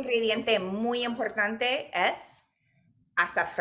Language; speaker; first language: Spanish; non-native, fluent; English